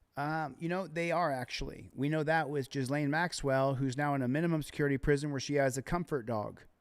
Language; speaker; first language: English; native; English